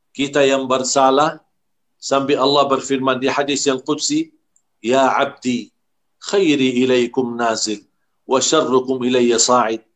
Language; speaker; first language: Malay; non-native, fluent; Arabic